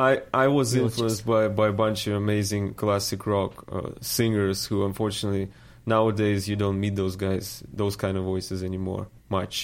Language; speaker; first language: English; non-native, fluent; Russian